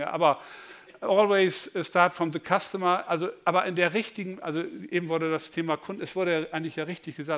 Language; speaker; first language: German; native; German